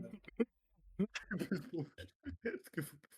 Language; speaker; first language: French; non-native, learner; Russian